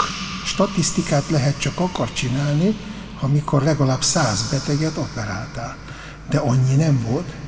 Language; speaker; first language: Hungarian; non-native, fluent; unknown